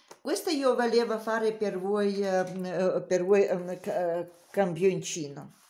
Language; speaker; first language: Italian; non-native, learner; Romanian